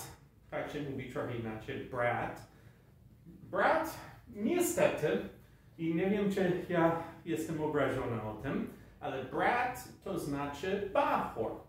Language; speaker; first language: Polish; non-native, learner; English